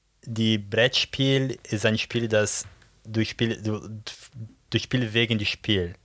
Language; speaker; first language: German; non-native, fluent; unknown